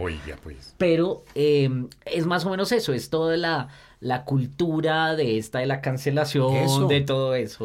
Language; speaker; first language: Spanish; native; Spanish